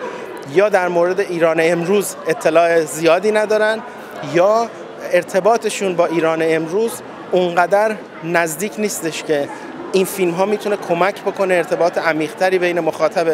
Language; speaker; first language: Persian; native; Persian